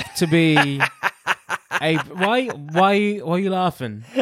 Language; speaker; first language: English; native; English